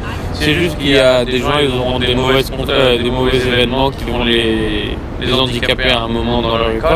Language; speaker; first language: French; non-native, fluent; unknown